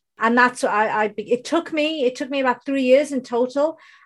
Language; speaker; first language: English; non-native, local second language; Bangla